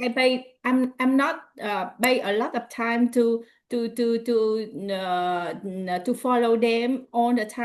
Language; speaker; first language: English; non-native, learner; Vietnamese